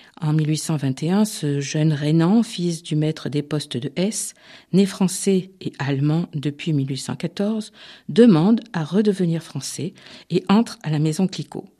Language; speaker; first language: French; native; French